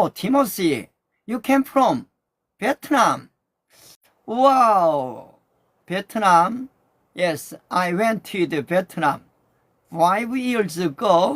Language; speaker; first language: English; non-native, learner; Korean